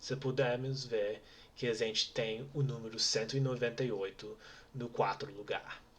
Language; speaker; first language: Portuguese; non-native, fluent; English